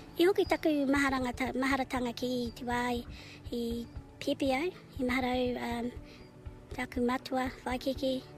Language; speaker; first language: Māori; native; Māori